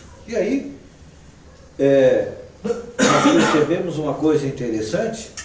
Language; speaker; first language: Portuguese; native; Portuguese